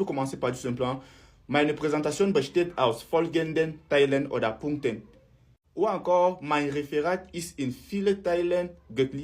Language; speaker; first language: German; non-native, fluent; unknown